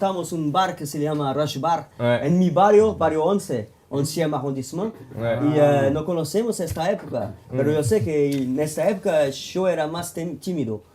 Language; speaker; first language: Spanish; non-native, learner; French